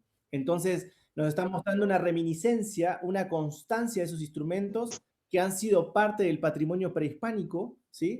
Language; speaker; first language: Spanish; native; Spanish